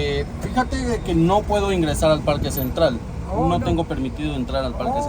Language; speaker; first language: Spanish; native; Spanish